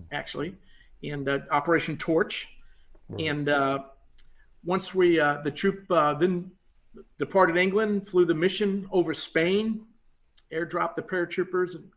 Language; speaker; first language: English; native; English